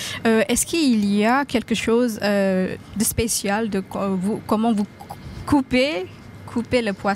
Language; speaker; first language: French; non-native, fluent; Indonesian